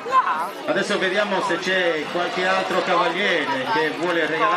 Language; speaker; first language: Italian; native; Italian